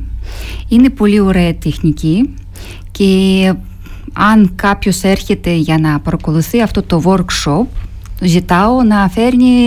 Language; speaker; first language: Greek; non-native, fluent; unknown